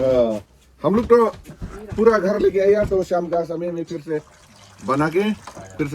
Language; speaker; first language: Hindi; non-native, local second language; Khasi